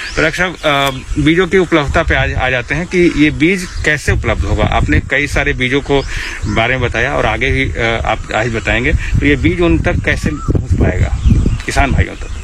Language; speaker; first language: Hindi; native; Hindi